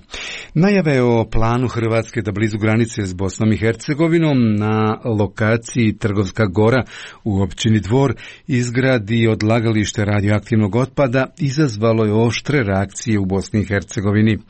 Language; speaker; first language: Croatian; native; Croatian